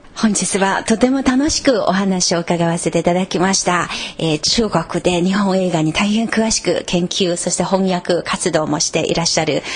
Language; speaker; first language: Japanese; non-native, fluent; Chinese